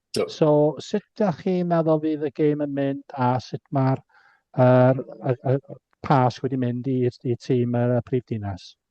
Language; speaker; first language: Welsh; non-native, local second language; English